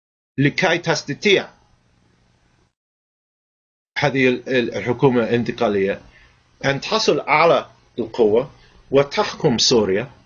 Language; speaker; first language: Arabic; non-native, fluent; English